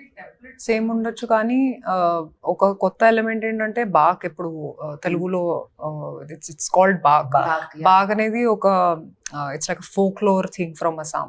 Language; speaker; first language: Telugu; non-native, fluent; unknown